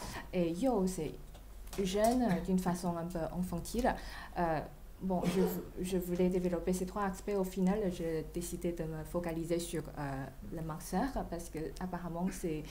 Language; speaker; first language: French; non-native, fluent; Chinese